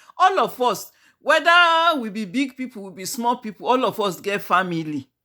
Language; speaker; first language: Nigerian Pidgin; native; Nigerian Pidgin